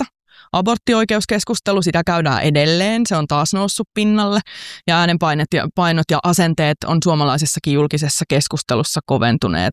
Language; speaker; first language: Finnish; native; Finnish